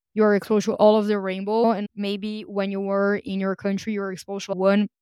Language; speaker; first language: English; non-native, fluent; Portuguese